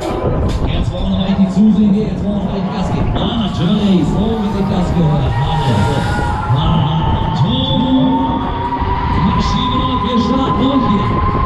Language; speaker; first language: German; native; German